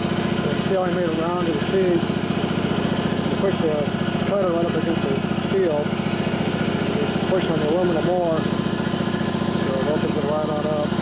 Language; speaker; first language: English; native; English